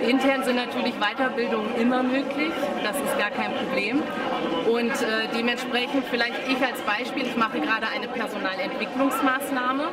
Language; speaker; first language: German; native; German